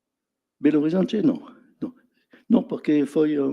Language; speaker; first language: Portuguese; non-native, fluent; French